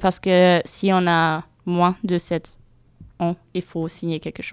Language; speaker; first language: French; non-native, fluent; German